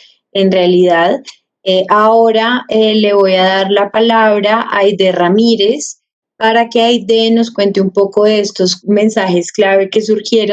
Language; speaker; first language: Spanish; native; Spanish